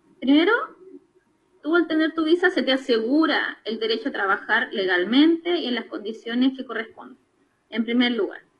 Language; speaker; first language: Spanish; native; Spanish